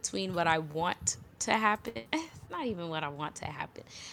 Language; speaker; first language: English; native; English